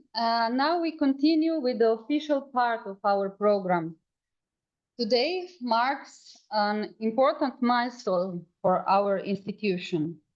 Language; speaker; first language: English; non-native, fluent; Slovenian